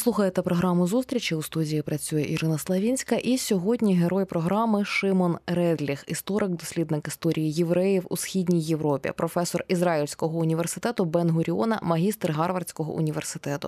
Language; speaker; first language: Ukrainian; native; Ukrainian